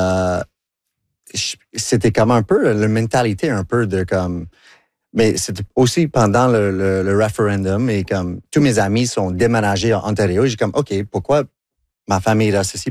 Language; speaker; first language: French; non-native, local second language; English